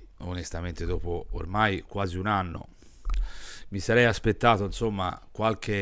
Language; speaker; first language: Italian; native; Italian